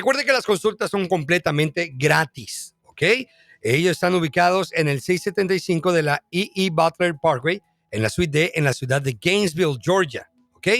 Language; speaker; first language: Spanish; native; Spanish